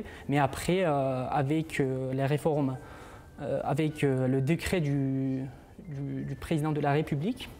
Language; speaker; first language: French; non-native, fluent; Uzbek